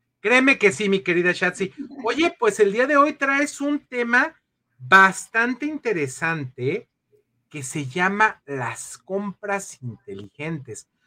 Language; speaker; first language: Spanish; native; Spanish